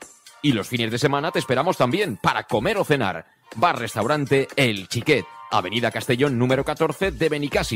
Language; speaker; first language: Spanish; native; Spanish